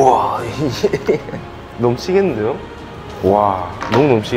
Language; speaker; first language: Korean; native; Korean